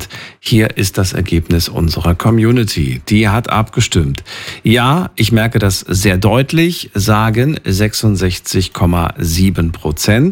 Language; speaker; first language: German; native; German